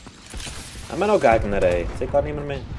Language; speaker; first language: German; native; German